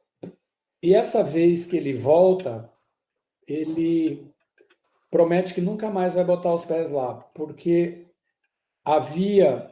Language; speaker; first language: Portuguese; early bilingual, other home language; Guarani